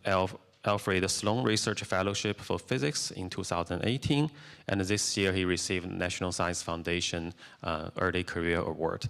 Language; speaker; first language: English; non-native, fluent; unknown